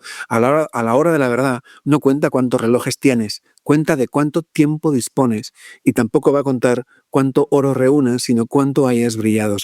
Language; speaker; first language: Spanish; native; Spanish